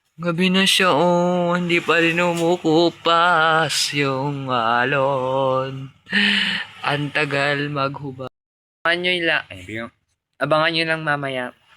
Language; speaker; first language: Filipino; non-native, local second language; Cebuano